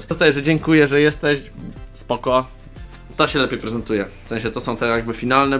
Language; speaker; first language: Polish; native; Polish